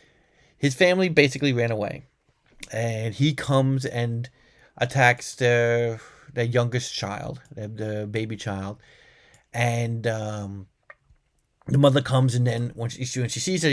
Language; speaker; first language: English; native; English